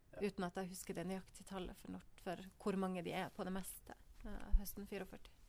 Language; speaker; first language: Norwegian; native; Norwegian